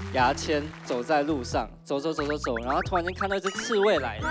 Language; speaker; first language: Chinese; native; Chinese